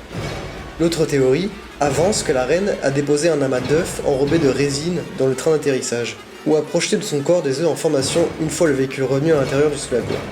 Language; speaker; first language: French; native; French